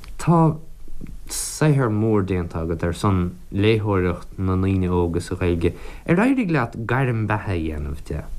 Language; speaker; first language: Irish; native; Irish